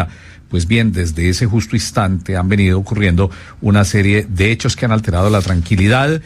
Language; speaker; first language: Spanish; native; Spanish